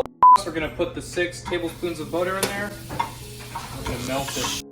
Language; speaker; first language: English; native; English